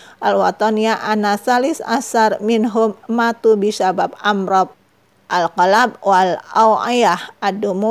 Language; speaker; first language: Arabic; non-native, fluent; Indonesian